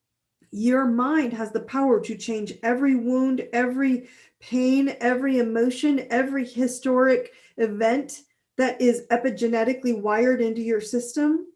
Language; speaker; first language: English; native; English